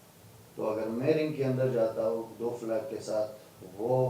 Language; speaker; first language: Hindi; non-native, fluent; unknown